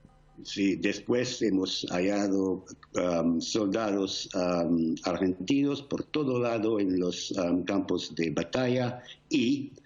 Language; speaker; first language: Spanish; non-native, fluent; English